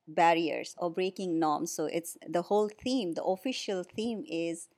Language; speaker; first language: English; non-native, local second language; Hindi